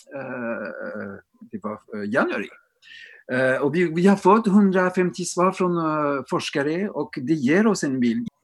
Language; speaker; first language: Swedish; non-native, fluent; French